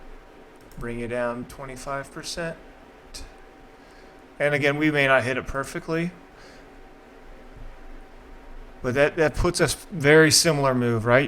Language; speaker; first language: English; native; English